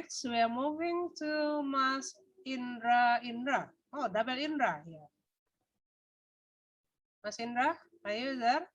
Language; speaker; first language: English; non-native, fluent; Indonesian